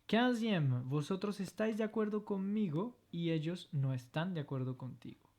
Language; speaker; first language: Spanish; non-native, fluent; French